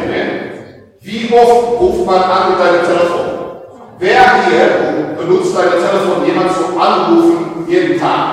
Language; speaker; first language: German; non-native, learner; English